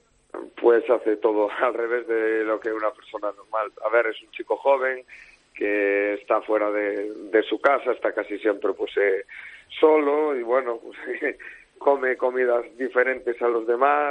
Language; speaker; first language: Spanish; native; Spanish